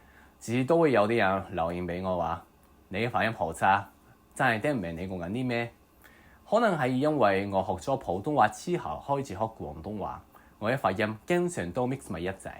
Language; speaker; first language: Cantonese; non-native, fluent; Japanese